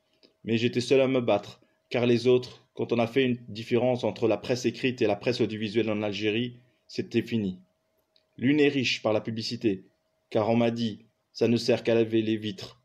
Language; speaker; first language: French; non-native, local second language; Kabyle